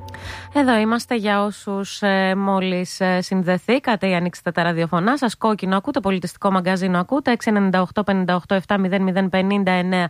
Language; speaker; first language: Greek; native; Greek